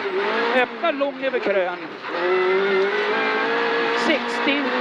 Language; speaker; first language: Swedish; native; Swedish